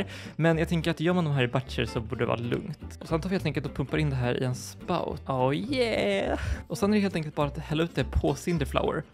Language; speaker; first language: Swedish; native; Swedish